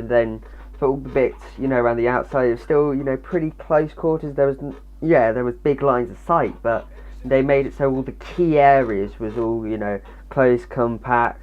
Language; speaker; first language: English; native; English